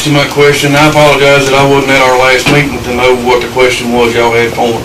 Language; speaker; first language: English; native; English